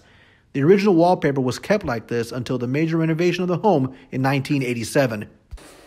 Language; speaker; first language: English; native; English